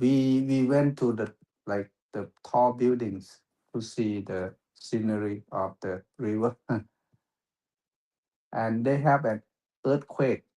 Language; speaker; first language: English; non-native, fluent; Thai